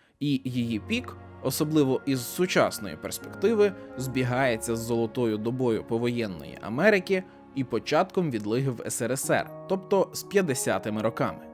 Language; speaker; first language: Ukrainian; native; Ukrainian